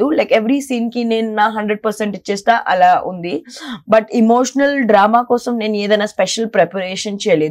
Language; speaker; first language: Telugu; non-native, local second language; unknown